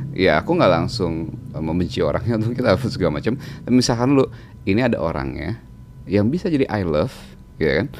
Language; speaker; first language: Indonesian; native; Indonesian